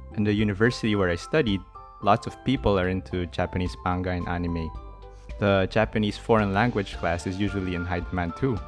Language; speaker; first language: English; non-native, local second language; Filipino